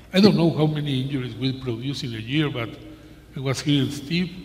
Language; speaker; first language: English; non-native, learner; Spanish